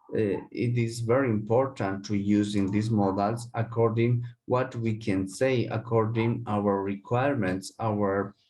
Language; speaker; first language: English; non-native, learner; Spanish